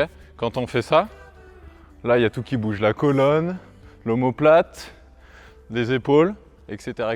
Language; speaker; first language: French; native; French